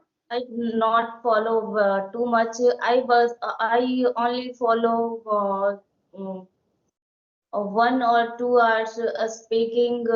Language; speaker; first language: English; non-native, learner; Hindi